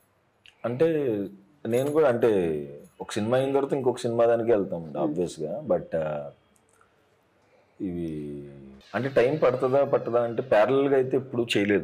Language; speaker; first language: Telugu; native; Telugu